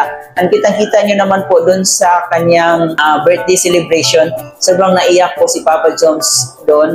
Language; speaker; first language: Filipino; native; Filipino